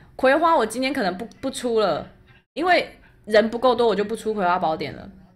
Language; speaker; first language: Chinese; native; Chinese